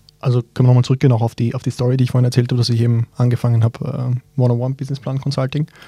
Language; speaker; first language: German; early bilingual, other home language; Bosnian